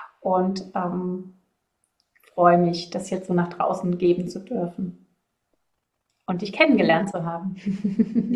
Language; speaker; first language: German; native; German